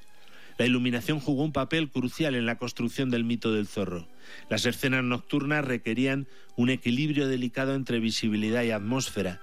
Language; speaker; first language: Spanish; native; Spanish